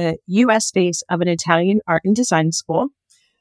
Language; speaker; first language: English; native; English